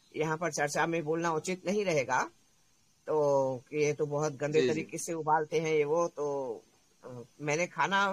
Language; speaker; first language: Hindi; native; Hindi